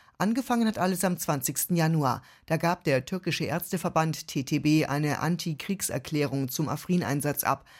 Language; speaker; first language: German; native; German